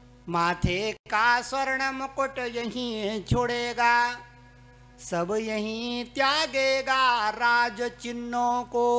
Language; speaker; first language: Hindi; native; Hindi